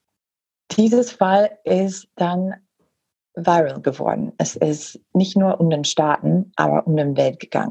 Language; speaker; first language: German; non-native, fluent; English